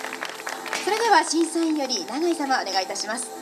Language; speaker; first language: Japanese; native; Japanese